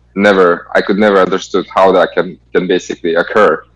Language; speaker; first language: English; non-native, fluent; Kazakh